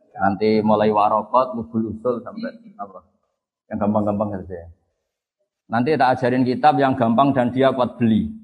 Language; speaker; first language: Indonesian; non-native, local second language; Javanese